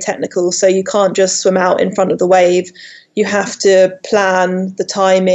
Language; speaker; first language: English; native; English